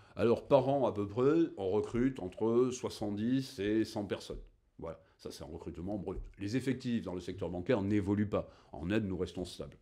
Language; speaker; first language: French; native; French